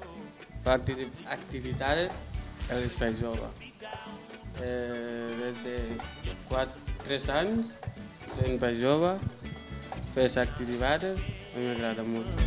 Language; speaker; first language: Catalan; non-native, learner; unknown